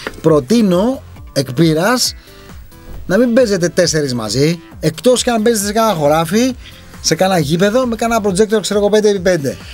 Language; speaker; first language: Greek; native; Greek